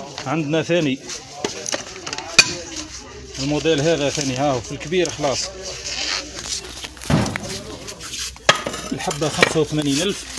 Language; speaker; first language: Arabic; native; Arabic